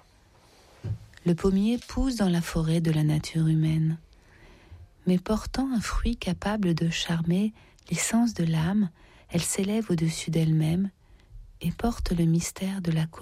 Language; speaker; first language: French; native; French